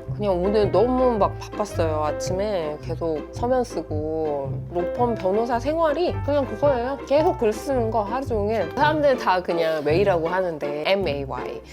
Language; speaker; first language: Korean; native; Korean